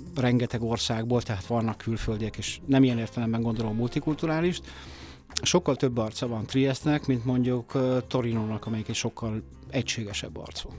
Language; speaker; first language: Hungarian; early bilingual, other home language; Italian